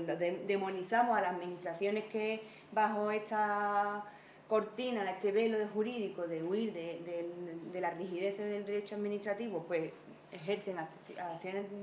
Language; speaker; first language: Spanish; native; Spanish